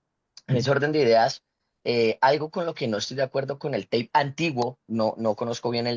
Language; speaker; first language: Spanish; native; Spanish